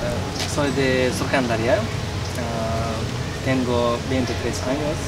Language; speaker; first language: Spanish; non-native, learner; Uzbek